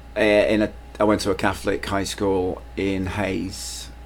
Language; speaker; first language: English; native; English